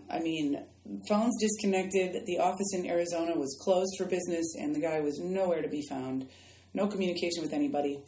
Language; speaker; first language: English; native; English